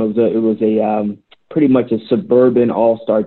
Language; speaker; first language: English; native; English